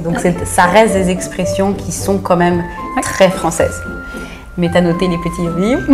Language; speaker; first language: French; native; French